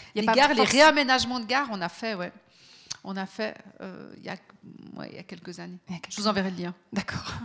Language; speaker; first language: French; native; French